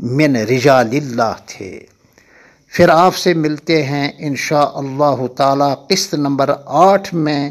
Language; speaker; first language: Urdu; non-native, local second language; Kashmiri